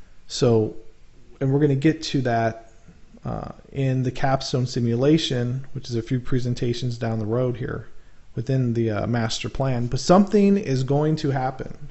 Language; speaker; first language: English; native; English